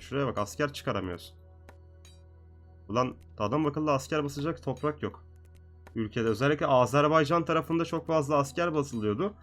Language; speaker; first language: Turkish; native; Turkish